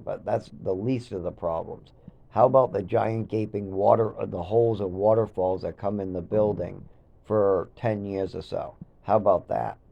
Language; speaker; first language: English; native; English